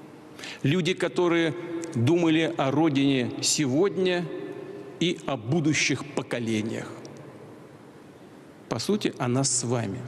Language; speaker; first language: Russian; native; Russian